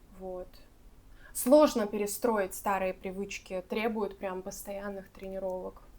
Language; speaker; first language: Russian; native; Russian